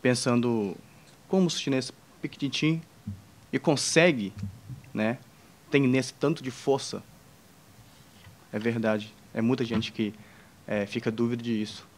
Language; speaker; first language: Portuguese; non-native, fluent; Chinese